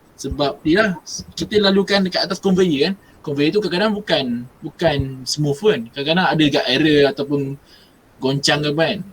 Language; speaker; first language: Malay; native; Malay